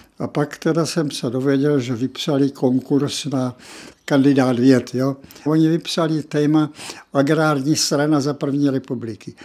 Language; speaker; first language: Czech; native; Czech